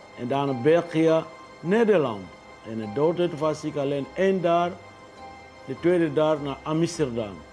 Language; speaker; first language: Dutch; non-native, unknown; Lingala